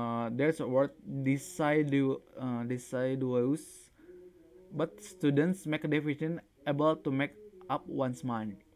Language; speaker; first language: English; non-native, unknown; Indonesian